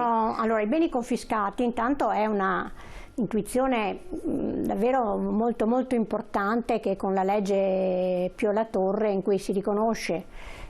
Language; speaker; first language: Italian; native; Italian